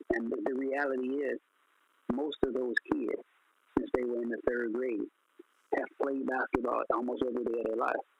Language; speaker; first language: English; native; English